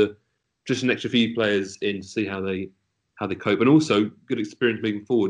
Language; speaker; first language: English; native; English